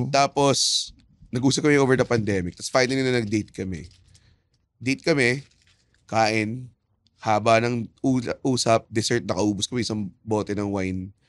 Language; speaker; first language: Filipino; native; Filipino